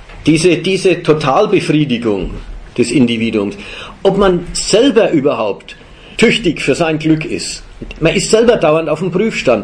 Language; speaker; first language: German; native; German